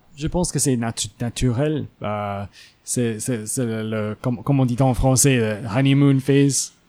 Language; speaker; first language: French; non-native, learner; English